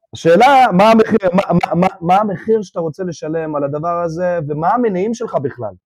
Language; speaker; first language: Hebrew; early bilingual, other home language; Russian